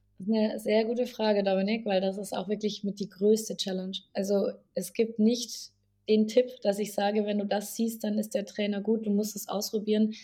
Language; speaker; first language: German; native; German